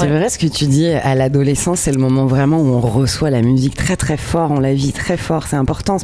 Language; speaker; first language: French; native; French